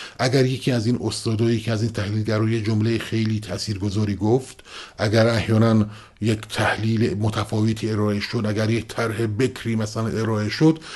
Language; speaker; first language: Persian; non-native, local second language; Kurdish